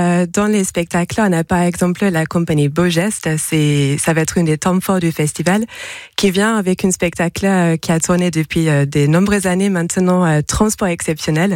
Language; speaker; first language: French; non-native, fluent; English